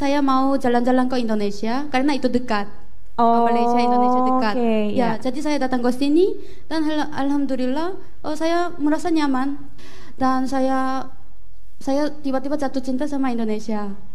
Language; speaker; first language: Indonesian; non-native, fluent; Korean